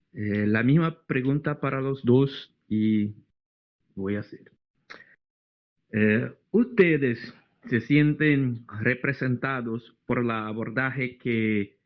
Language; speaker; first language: Spanish; non-native, fluent; Portuguese